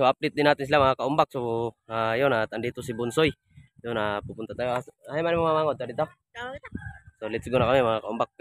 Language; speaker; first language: Filipino; non-native, local second language; Cebuano